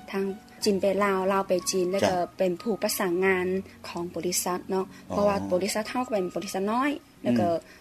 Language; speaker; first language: Lao; non-native, fluent; Chinese